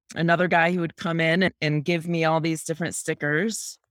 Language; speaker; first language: English; native; English